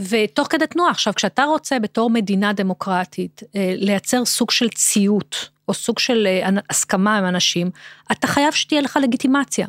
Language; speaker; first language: Hebrew; native; Hebrew